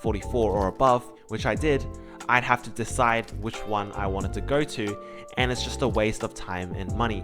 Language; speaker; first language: English; early bilingual, other home language; Chinese